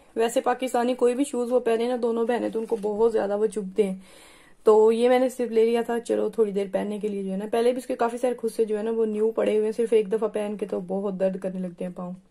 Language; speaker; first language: Hindi; native; Hindi